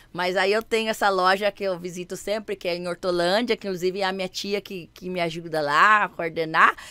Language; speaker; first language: Portuguese; native; Portuguese